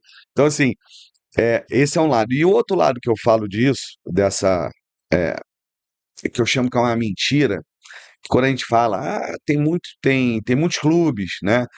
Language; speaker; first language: Portuguese; native; Portuguese